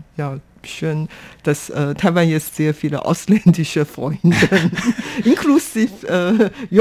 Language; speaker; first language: German; non-native, fluent; Chinese